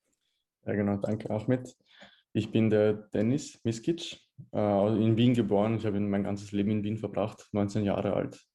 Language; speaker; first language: German; early bilingual, other home language; Bosnian